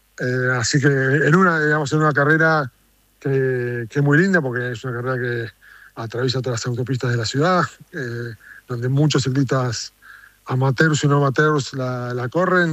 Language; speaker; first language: Spanish; native; Spanish